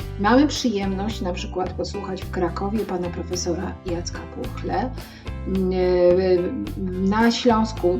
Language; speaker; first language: Polish; native; Polish